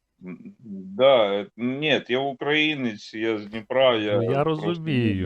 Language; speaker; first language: Ukrainian; non-native, local second language; Russian